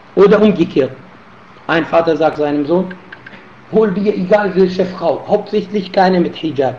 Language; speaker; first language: German; non-native, fluent; Arabic